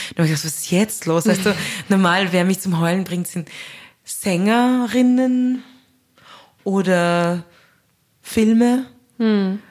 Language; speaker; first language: German; native; German